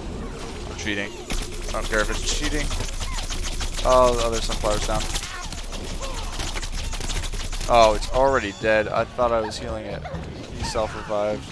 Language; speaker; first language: English; native; English